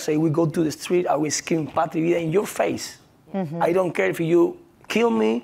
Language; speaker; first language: English; non-native, learner; Spanish